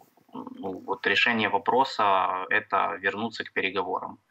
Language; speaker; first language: Russian; native; Russian